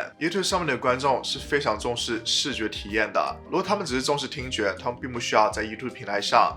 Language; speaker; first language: Chinese; native; Chinese